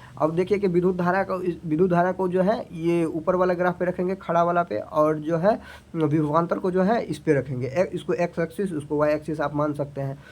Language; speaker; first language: Hindi; native; Hindi